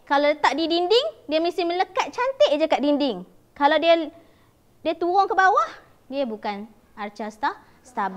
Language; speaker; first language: Malay; native; Malay